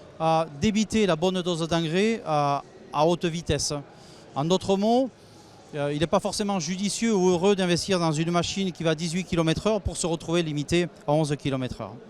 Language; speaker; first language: French; native; French